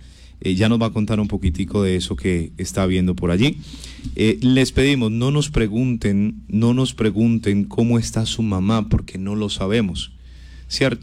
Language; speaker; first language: Spanish; native; Spanish